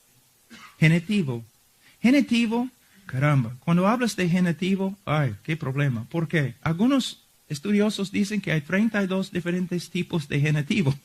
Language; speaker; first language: Spanish; non-native, fluent; English